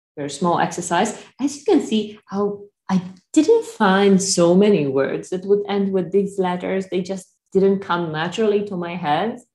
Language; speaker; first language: English; non-native, fluent; Polish